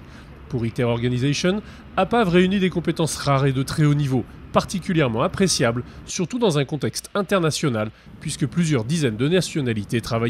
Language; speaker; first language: French; native; French